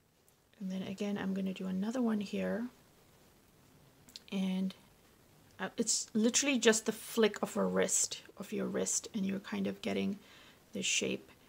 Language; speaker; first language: English; native; English